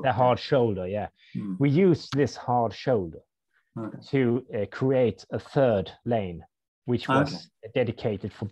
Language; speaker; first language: English; non-native, fluent; Swedish